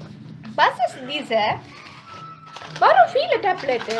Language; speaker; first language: German; non-native, learner; Tamil